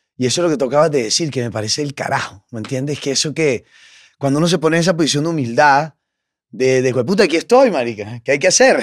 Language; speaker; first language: Spanish; native; Spanish